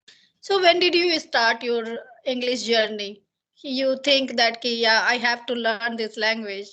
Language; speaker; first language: English; non-native, learner; Hindi